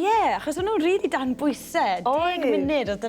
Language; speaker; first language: Welsh; native; Welsh